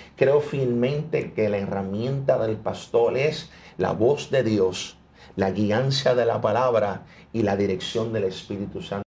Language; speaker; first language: Spanish; early bilingual, heritage; Spanish